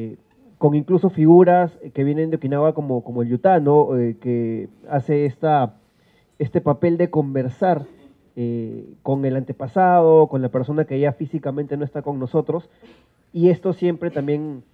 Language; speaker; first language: Spanish; native; Spanish